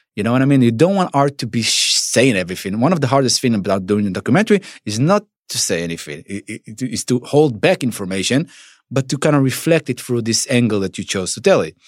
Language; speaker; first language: English; non-native, fluent; Hebrew